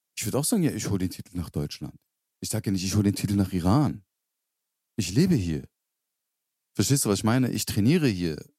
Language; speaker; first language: German; native; German